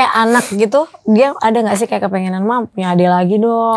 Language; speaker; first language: Indonesian; native; Indonesian